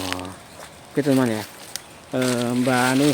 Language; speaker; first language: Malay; non-native, local second language; Javanese